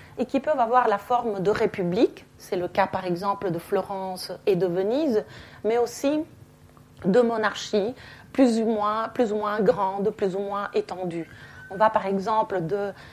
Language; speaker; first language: French; non-native, fluent; Italian